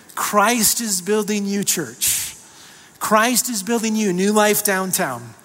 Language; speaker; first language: English; native; English